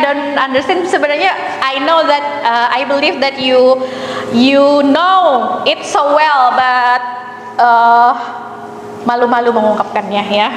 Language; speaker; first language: English; non-native, fluent; Indonesian